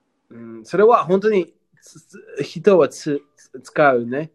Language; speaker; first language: Japanese; non-native, learner; English